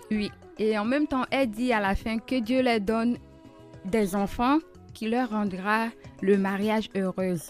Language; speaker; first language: French; non-native, local second language; Soninke